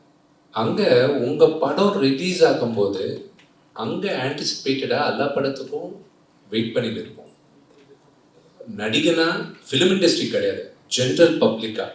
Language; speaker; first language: Tamil; non-native, fluent; Telugu